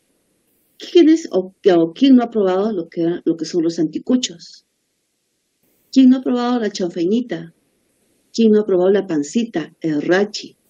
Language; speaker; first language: Spanish; native; Spanish